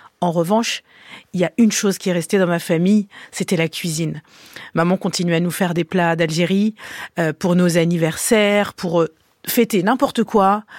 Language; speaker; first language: French; early bilingual, other home language; Arabic